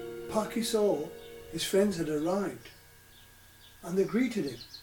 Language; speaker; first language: English; native; English